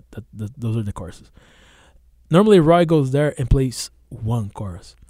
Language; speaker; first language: English; non-native, fluent; Portuguese